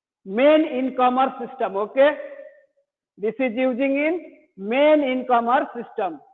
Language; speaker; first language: English; non-native, learner; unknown